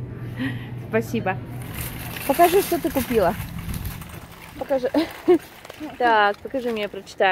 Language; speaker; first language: Russian; native; Russian